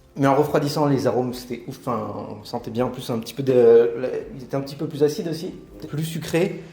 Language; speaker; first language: French; native; French